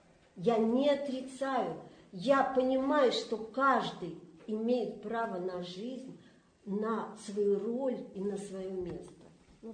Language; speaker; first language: Russian; native; Russian